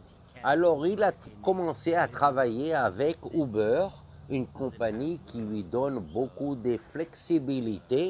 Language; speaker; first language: French; non-native, fluent; English